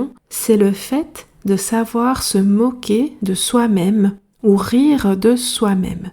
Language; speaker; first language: French; native; French